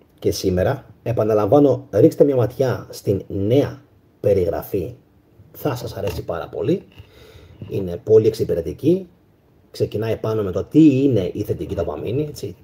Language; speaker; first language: Greek; native; Greek